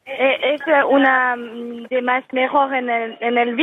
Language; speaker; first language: Spanish; non-native, learner; French